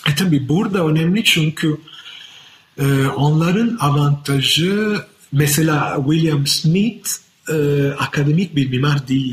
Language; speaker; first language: Turkish; non-native, fluent; Italian